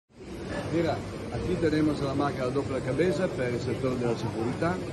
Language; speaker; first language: Spanish; non-native, learner; Italian